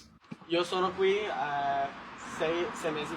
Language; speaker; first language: Italian; non-native, learner; Portuguese